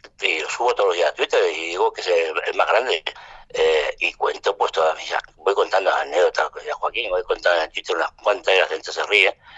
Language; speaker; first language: Spanish; non-native, fluent; French